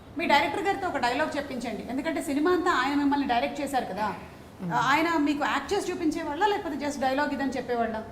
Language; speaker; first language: Telugu; native; Telugu